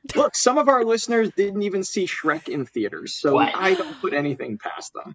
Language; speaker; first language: English; native; English